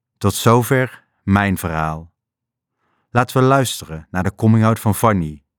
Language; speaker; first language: Dutch; native; Dutch